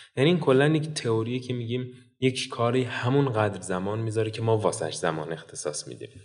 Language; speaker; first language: Persian; native; Persian